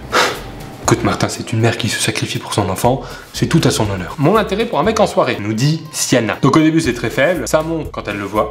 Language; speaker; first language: French; native; French